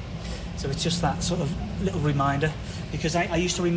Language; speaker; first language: English; native; English